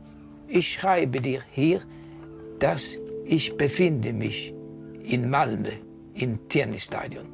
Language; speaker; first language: German; non-native, learner; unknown